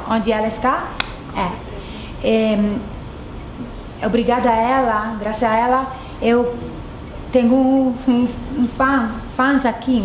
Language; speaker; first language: Portuguese; non-native, fluent; Italian